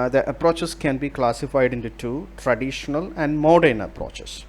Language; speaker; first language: English; non-native, local second language; Malayalam